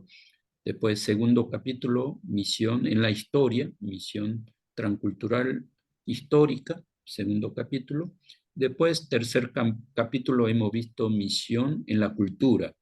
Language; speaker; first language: Spanish; non-native, fluent; Korean